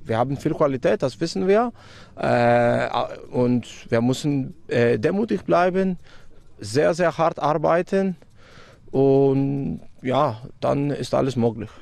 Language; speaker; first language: German; non-native, fluent; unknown